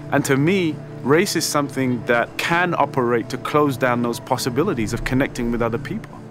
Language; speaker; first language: English; native; English